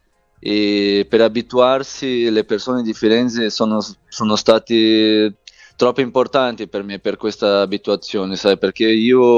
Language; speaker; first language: Italian; non-native, fluent; Portuguese